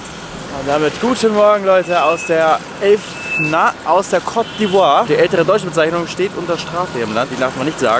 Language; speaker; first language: German; native; German